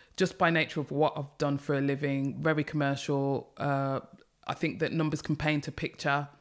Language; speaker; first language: English; native; English